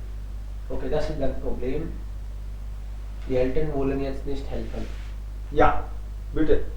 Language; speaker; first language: German; non-native, fluent; Hindi